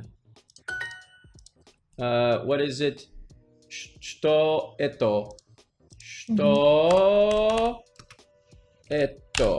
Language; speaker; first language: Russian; non-native, learner; English